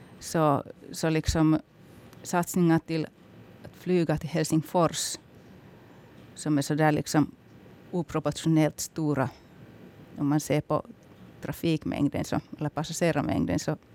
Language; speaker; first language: Swedish; native; Swedish